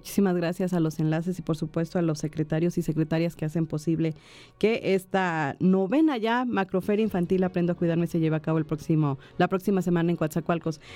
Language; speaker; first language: Spanish; native; Spanish